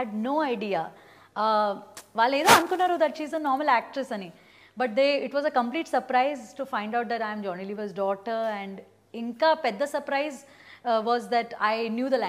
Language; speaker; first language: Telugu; early bilingual, heritage; Telugu